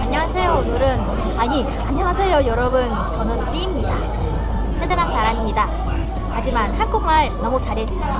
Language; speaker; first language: Korean; non-native, learner; Vietnamese